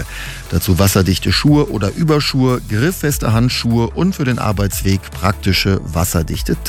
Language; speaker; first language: German; native; German